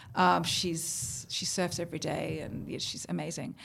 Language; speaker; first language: English; native; English